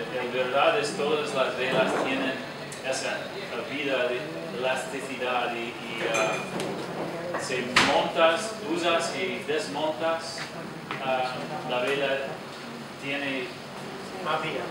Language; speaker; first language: Spanish; non-native, learner; English